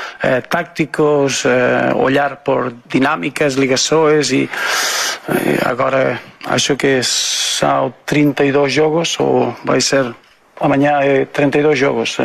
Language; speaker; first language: Portuguese; non-native, fluent; Spanish